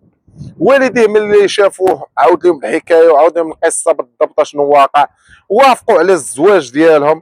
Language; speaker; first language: Arabic; native; Arabic